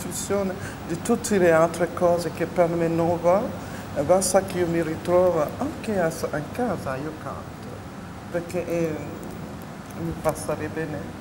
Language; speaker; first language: Italian; non-native, fluent; French